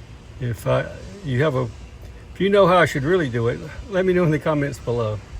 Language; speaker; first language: English; native; English